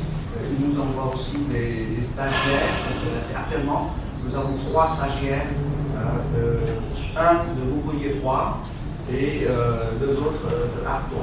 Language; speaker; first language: French; non-native, fluent; Vietnamese